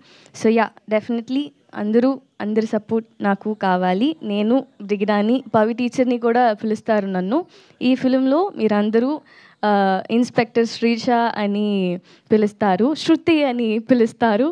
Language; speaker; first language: Telugu; non-native, learner; Tamil